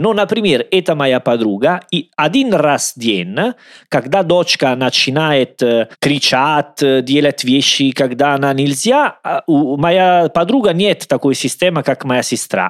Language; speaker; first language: Russian; non-native, learner; Italian